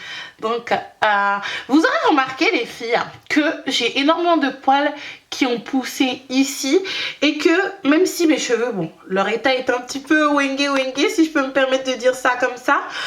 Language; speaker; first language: French; native; French